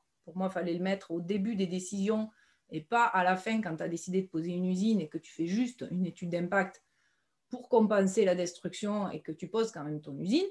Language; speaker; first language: French; native; French